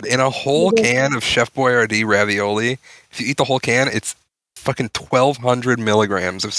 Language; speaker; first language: English; native; English